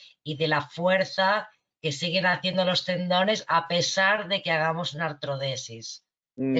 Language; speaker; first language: Spanish; native; Spanish